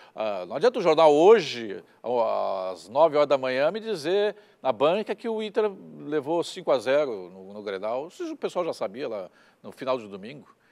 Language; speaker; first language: Portuguese; native; Portuguese